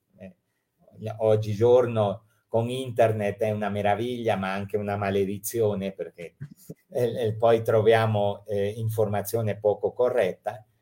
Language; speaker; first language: Italian; early bilingual, heritage; Italian